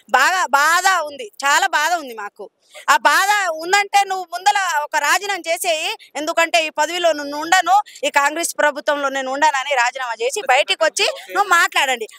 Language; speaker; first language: Telugu; non-native, local second language; Lambadi